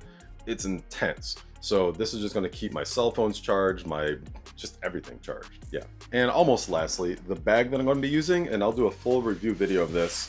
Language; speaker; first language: English; native; English